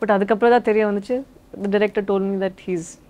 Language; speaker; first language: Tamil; non-native, local second language; Badaga